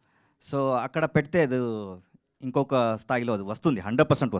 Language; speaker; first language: Telugu; non-native, learner; Kannada